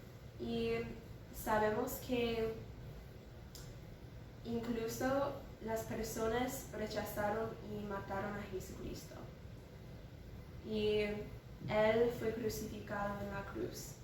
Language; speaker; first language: Spanish; non-native, fluent; English